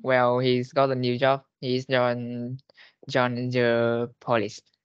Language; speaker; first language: English; non-native, learner; Vietnamese